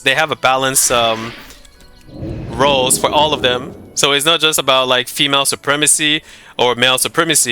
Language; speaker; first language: English; non-native, fluent; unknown